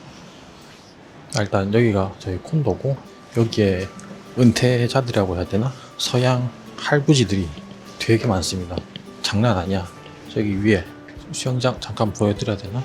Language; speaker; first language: Korean; native; Korean